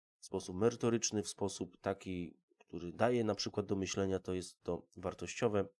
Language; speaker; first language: Polish; native; Polish